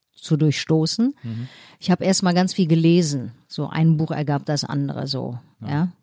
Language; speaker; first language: German; native; German